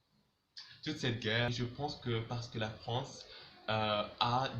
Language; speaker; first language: French; non-native, local second language; Arabic